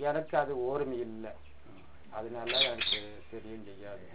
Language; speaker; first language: Tamil; non-native, local second language; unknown